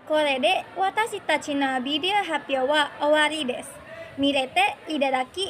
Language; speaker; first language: Japanese; non-native, learner; Indonesian